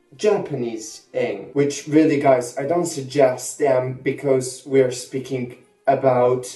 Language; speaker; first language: English; non-native, fluent; Italian